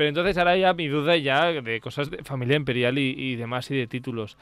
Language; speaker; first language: Spanish; native; Spanish